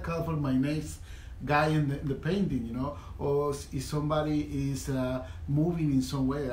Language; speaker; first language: English; non-native, fluent; Spanish